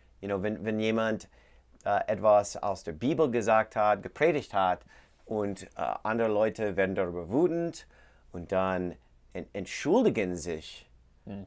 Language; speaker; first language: German; non-native, learner; English